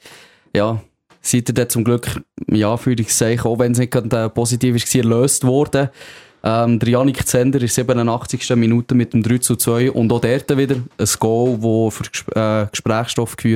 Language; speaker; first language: German; native; German